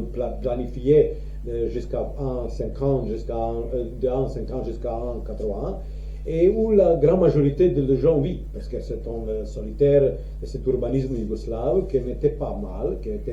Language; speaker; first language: French; non-native, learner; Croatian